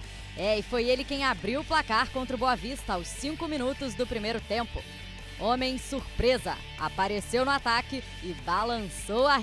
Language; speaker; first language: Portuguese; native; Portuguese